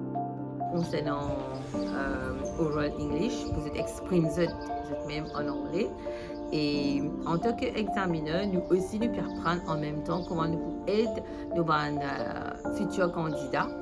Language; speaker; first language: French; non-native, local second language; Morisyen